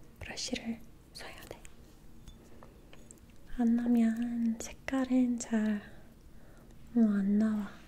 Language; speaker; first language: Korean; non-native, learner; English